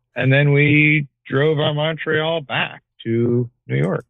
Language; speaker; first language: English; native; English